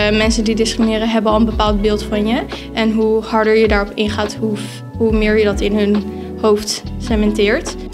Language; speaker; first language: Dutch; early bilingual, other home language; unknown